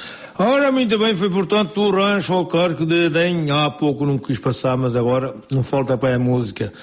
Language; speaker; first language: Portuguese; native; Portuguese